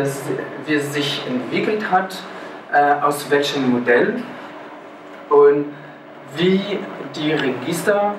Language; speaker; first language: German; non-native, fluent; French